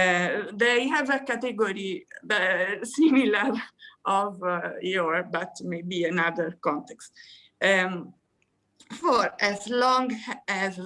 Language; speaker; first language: English; non-native, fluent; Italian